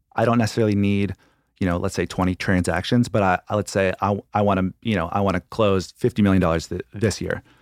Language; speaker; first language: English; native; English